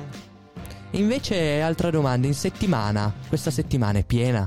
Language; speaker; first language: Italian; native; Italian